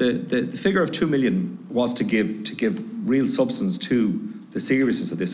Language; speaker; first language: English; native; English